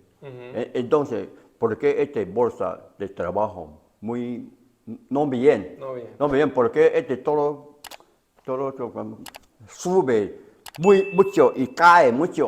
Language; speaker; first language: Spanish; non-native, learner; Chinese